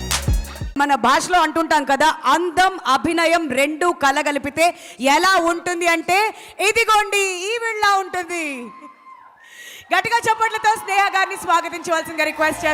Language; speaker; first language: Telugu; native; Telugu